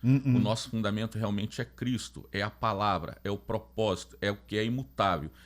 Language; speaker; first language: Portuguese; native; Portuguese